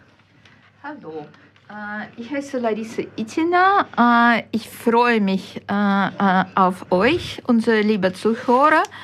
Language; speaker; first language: German; non-native, fluent; Ukrainian